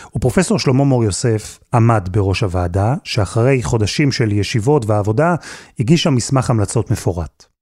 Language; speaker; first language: Hebrew; native; Hebrew